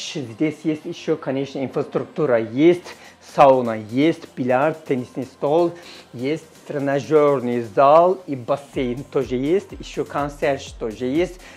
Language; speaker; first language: Russian; non-native, learner; Turkish